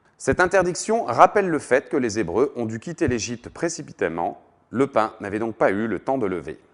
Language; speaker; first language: French; native; French